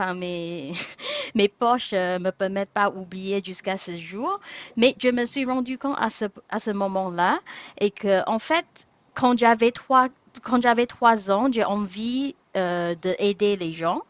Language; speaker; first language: French; non-native, fluent; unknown